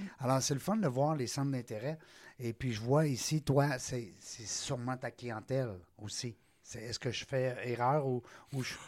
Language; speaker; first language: French; native; French